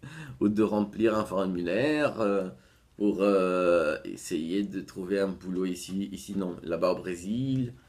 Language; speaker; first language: French; non-native, fluent; Portuguese